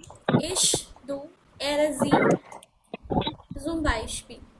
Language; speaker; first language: German; non-native, fluent; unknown